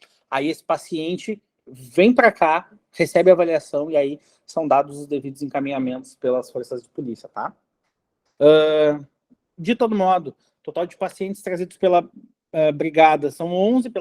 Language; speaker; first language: Portuguese; native; Portuguese